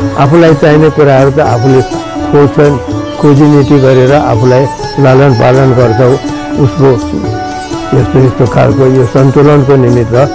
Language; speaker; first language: Nepali; non-native, local second language; Newari